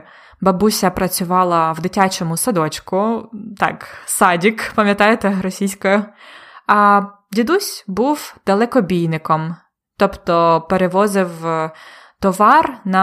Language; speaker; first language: Ukrainian; native; Ukrainian